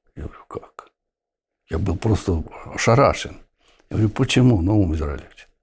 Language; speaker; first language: Russian; non-native, local second language; Ukrainian